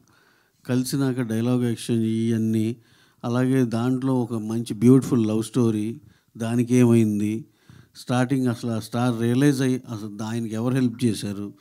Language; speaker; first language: Telugu; native; Telugu